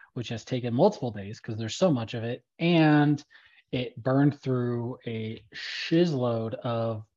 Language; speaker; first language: English; native; English